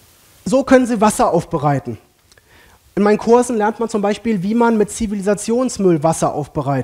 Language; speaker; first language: German; native; German